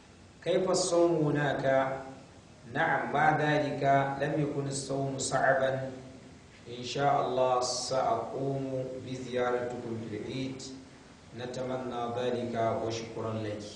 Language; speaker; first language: Arabic; non-native, fluent; Hausa